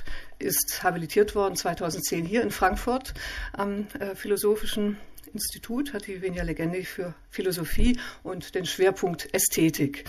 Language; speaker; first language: German; native; German